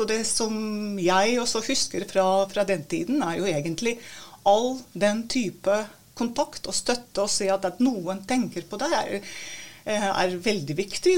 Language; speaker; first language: Norwegian; non-native, fluent; Latvian